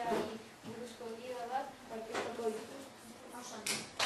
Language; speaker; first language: Basque; non-native, learner; Spanish